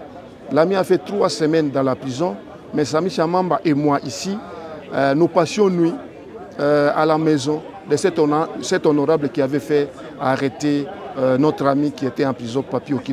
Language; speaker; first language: French; non-native, local second language; Swahili